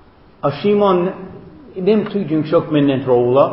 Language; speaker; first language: Hungarian; non-native, fluent; English